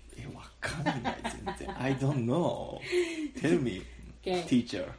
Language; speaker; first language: English; non-native, learner; Japanese